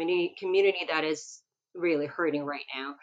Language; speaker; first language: English; non-native, local second language; Cantonese